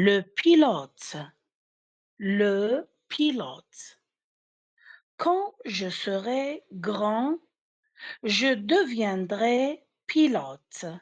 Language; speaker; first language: French; non-native, fluent; Arabic